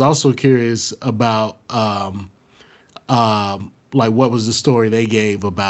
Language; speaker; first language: English; native; English